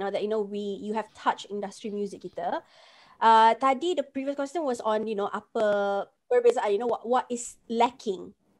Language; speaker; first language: English; non-native, local second language; Malay